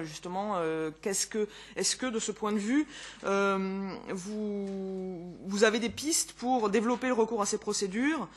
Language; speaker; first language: French; native; French